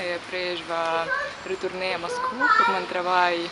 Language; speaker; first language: French; non-native, learner; Russian